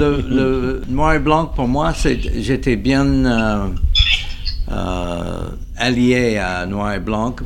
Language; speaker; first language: French; non-native, fluent; English